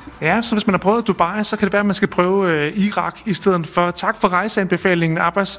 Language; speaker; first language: Danish; native; Danish